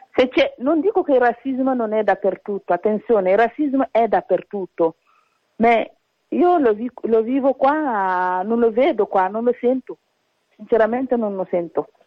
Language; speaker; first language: Italian; early bilingual, other home language; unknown